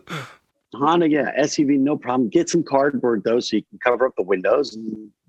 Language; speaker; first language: English; native; English